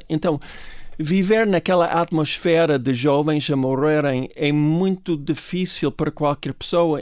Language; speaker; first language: Portuguese; non-native, fluent; English